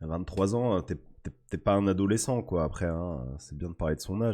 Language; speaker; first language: French; native; French